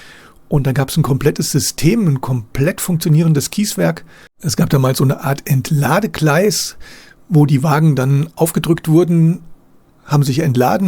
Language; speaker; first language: German; native; German